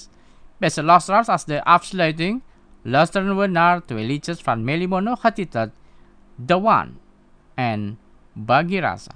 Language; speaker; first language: Dutch; non-native, fluent; Indonesian